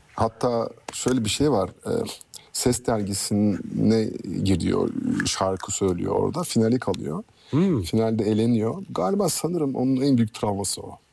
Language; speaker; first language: Turkish; early bilingual, heritage; Turkish